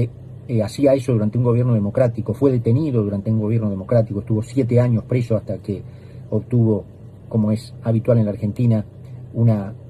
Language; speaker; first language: Spanish; native; Spanish